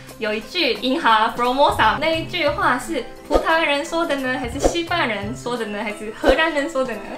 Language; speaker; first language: Chinese; non-native, fluent; Japanese